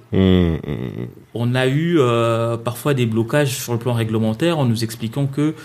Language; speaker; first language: French; non-native, local second language; Lingala